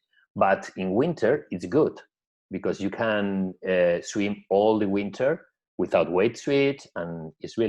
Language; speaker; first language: English; non-native, learner; Spanish